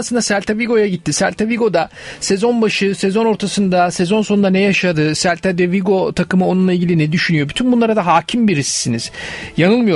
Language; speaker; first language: Turkish; native; Turkish